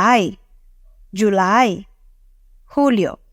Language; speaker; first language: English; non-native, fluent; Spanish